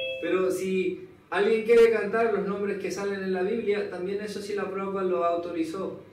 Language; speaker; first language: Spanish; non-native, learner; English